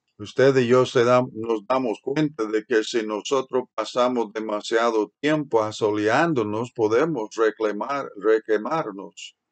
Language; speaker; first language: Spanish; non-native, fluent; English